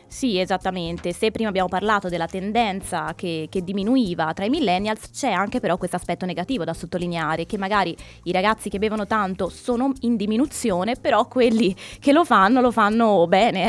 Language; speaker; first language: Italian; native; Italian